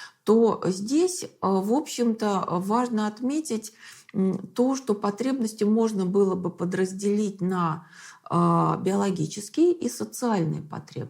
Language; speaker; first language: Russian; native; Russian